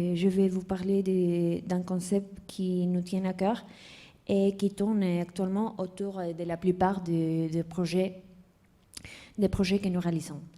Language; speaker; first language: French; non-native, fluent; Spanish